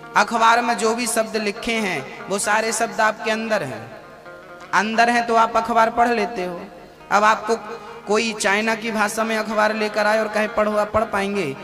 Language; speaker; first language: Hindi; native; Hindi